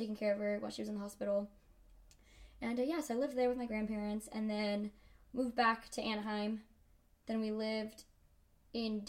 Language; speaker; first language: English; early bilingual, other home language; Spanish